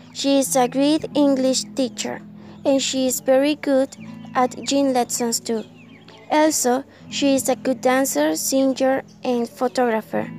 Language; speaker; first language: English; non-native, fluent; Spanish